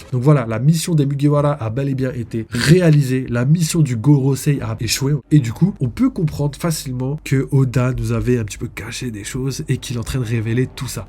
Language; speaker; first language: French; native; French